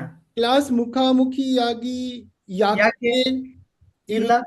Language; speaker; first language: Kannada; non-native, learner; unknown